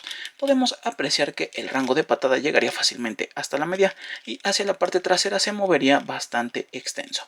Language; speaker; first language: Spanish; native; Spanish